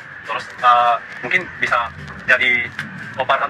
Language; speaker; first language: Indonesian; non-native, fluent; Korean